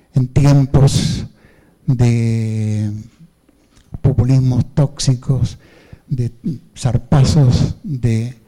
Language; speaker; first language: Spanish; native; Spanish